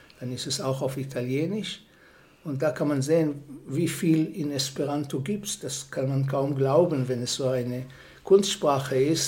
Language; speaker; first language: German; non-native, fluent; Hebrew